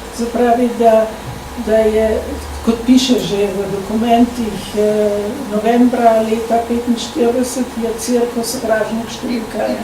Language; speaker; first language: Slovenian; early bilingual, heritage; Slovenian